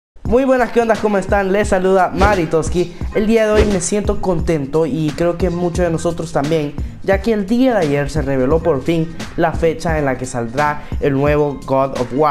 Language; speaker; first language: Spanish; native; Spanish